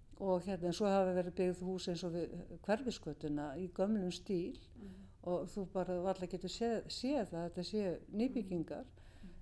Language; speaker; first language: Icelandic; native; Icelandic